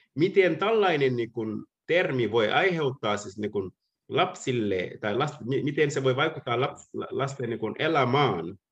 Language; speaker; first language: Finnish; non-native, fluent; Wolof